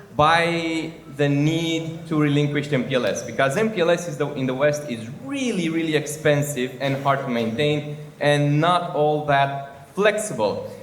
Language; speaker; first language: English; non-native, fluent; Romanian